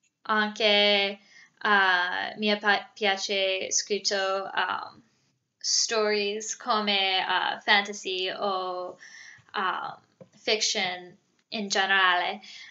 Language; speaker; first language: Italian; non-native, learner; English